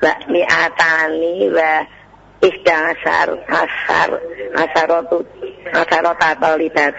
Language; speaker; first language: Arabic; non-native, learner; Indonesian